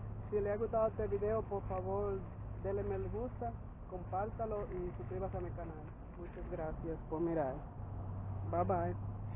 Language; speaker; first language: Spanish; native; Spanish